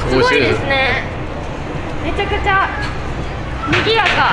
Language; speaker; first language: Japanese; native; Japanese